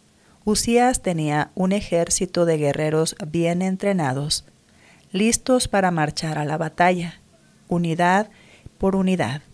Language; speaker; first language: Spanish; native; Spanish